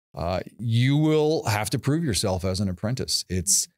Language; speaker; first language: English; native; English